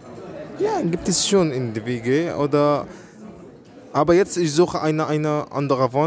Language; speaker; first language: German; non-native, learner; Arabic